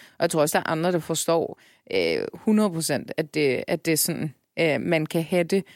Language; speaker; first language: Danish; early bilingual, other home language; Turkish